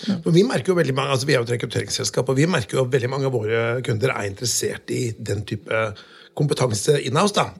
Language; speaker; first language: Norwegian; native; Norwegian